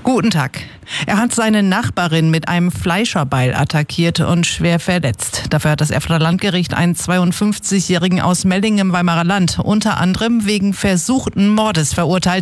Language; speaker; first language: German; native; German